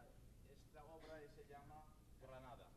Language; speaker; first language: Spanish; non-native, learner; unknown